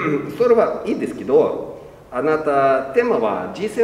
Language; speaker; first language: Japanese; non-native, learner; Russian